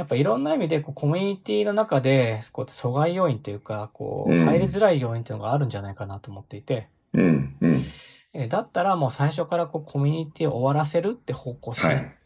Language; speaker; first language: Japanese; native; Japanese